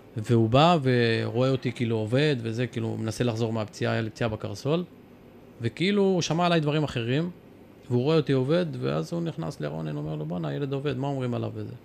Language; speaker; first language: Hebrew; non-native, local second language; Arabic